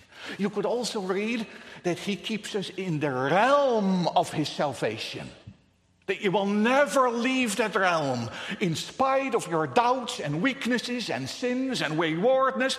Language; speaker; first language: English; non-native, fluent; Dutch